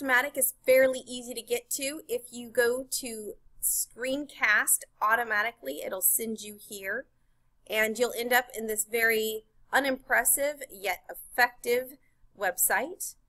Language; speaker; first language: English; native; English